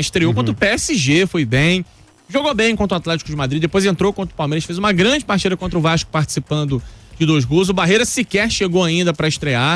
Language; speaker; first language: Portuguese; native; Portuguese